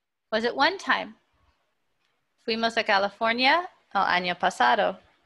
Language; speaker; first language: Spanish; non-native, fluent; English